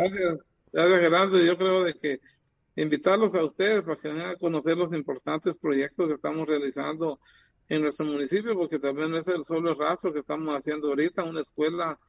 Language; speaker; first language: Spanish; native; Spanish